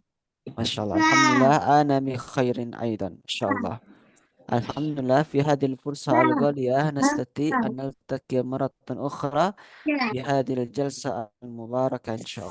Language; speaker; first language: Arabic; non-native, fluent; Indonesian